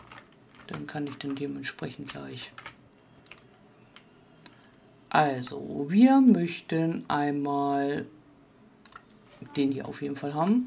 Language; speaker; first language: German; native; German